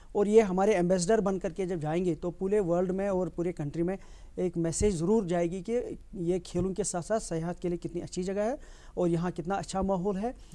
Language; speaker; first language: Hindi; non-native, local second language; Kashmiri